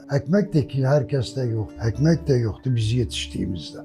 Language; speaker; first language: Turkish; non-native, local second language; Kurdish